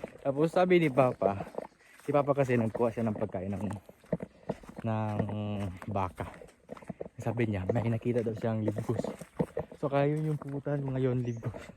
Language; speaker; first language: Filipino; non-native, local second language; Cebuano